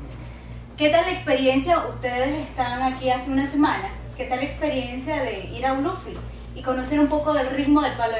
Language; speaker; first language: Spanish; native; Spanish